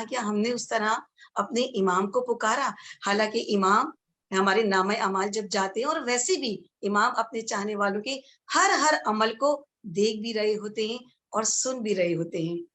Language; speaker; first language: Urdu; native; Urdu